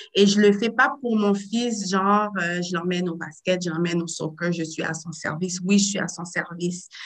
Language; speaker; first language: French; native; French